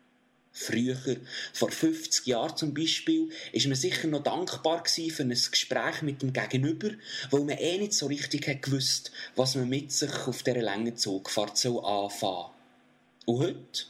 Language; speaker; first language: German; native; German